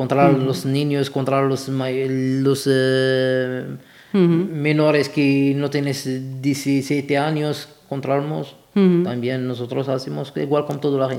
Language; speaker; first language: Spanish; non-native, learner; Arabic